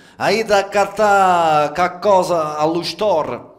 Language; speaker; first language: Italian; early bilingual, other home language; French